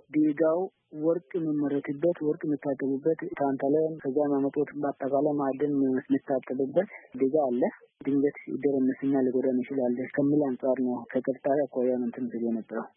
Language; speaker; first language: Amharic; non-native, local second language; Oromo